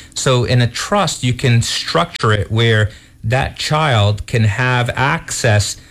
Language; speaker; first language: English; early bilingual, other home language; Portuguese